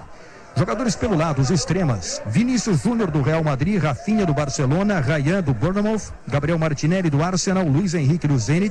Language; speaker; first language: Portuguese; native; Portuguese